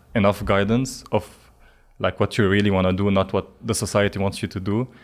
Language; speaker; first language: English; non-native, fluent; Arabic